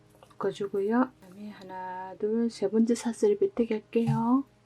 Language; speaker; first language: Korean; native; Korean